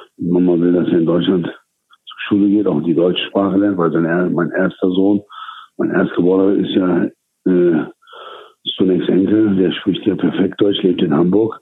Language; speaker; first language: German; early bilingual, other home language; Turkish